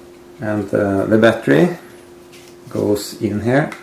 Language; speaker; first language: English; non-native, fluent; Norwegian